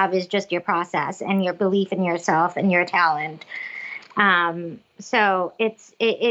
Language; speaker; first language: English; non-native, local second language; Cebuano